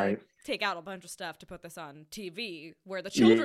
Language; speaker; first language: English; non-native, local second language; Hindi